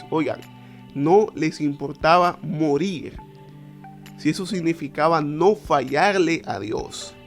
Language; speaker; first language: Spanish; native; Spanish